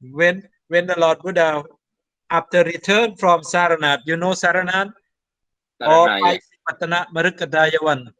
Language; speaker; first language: English; non-native, fluent; Thai